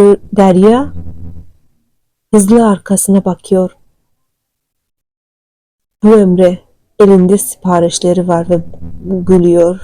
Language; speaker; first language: Turkish; non-native, learner; Turkmen